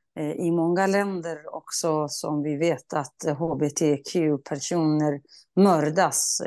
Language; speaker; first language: Swedish; non-native, fluent; Kurdish